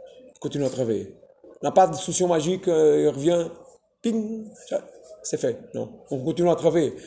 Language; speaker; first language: French; non-native, fluent; Portuguese